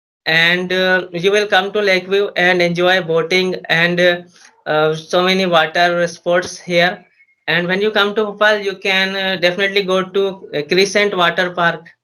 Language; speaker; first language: English; non-native, learner; Hindi